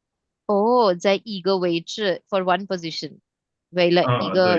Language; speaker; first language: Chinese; non-native, fluent; Hindi